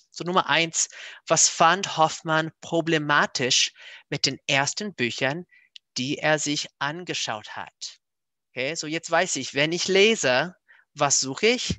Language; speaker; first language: German; non-native, fluent; English